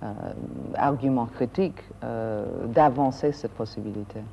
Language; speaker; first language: French; non-native, fluent; English